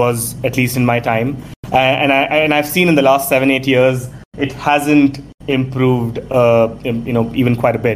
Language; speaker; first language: English; non-native, local second language; Tamil